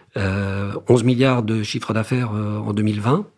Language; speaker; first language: French; native; French